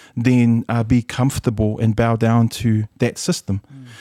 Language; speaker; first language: English; early bilingual, other home language; Samoan